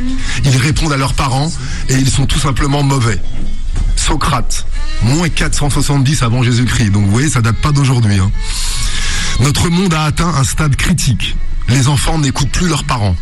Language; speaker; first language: French; native; French